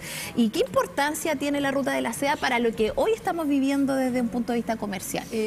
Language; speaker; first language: Spanish; native; Spanish